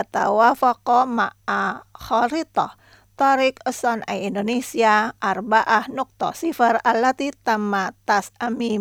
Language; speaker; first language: Arabic; non-native, fluent; Indonesian